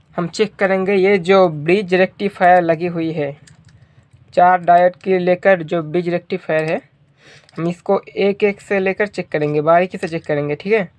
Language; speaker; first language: Hindi; non-native, local second language; Bangla